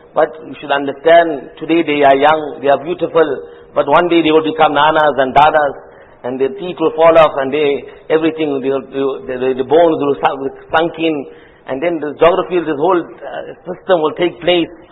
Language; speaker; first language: English; native; English